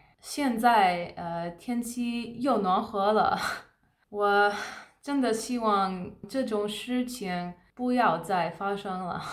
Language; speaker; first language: Chinese; non-native, fluent; English